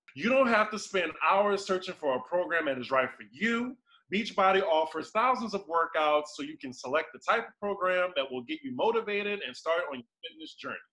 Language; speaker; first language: English; native; English